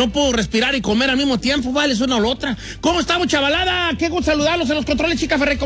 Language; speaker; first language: Spanish; native; Spanish